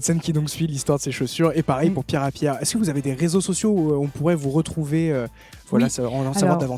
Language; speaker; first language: French; native; French